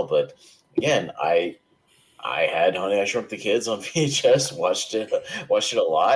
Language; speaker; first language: English; native; English